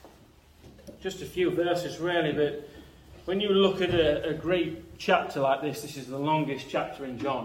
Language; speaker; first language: English; native; English